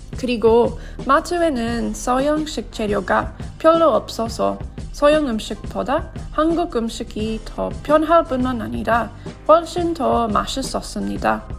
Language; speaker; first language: Korean; non-native, learner; English